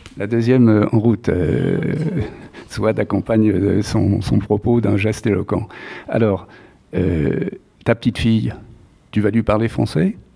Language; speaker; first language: French; native; French